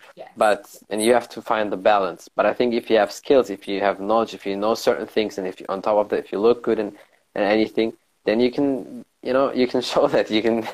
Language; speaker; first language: English; early bilingual, heritage; German